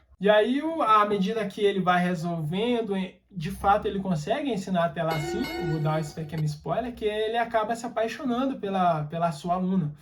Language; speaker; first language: Portuguese; native; Portuguese